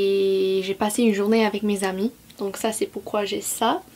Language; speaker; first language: French; non-native, fluent; English